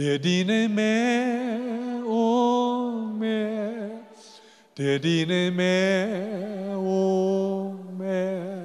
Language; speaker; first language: German; non-native, fluent; Chinese